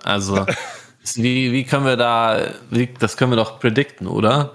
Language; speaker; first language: German; native; German